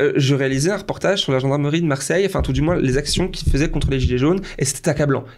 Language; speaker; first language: French; native; French